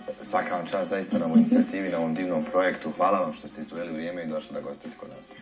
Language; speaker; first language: Bosnian; native; Bosnian